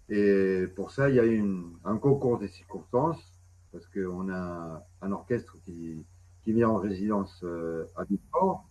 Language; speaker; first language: French; non-native, fluent; Spanish